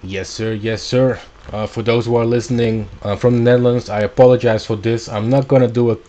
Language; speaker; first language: English; non-native, fluent; Dutch